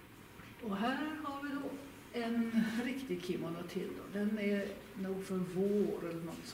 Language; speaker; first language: Swedish; native; Swedish